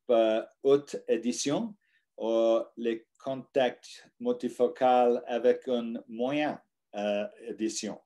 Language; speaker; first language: French; non-native, learner; English